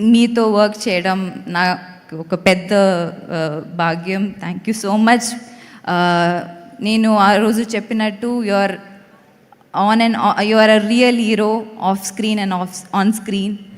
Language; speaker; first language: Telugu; non-native, local second language; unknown